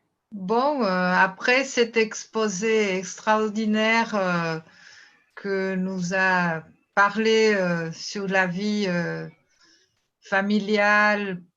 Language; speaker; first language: French; non-native, fluent; Portuguese